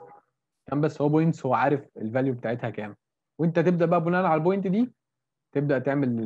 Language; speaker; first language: Arabic; native; Arabic